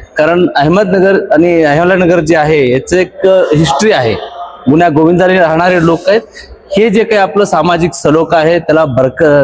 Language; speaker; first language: Marathi; non-native, local second language; Urdu